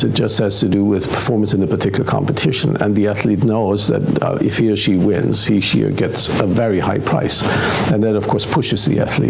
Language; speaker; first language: English; non-native, fluent; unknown